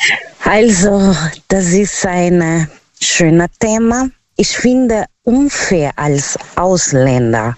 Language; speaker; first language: German; non-native, learner; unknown